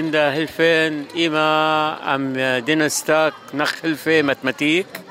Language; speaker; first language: German; non-native, learner; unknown